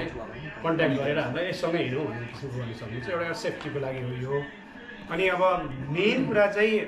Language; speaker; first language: Nepali; native; Nepali